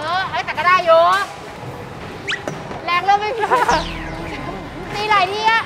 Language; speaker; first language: Thai; native; Thai